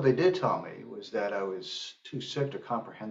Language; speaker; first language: English; native; English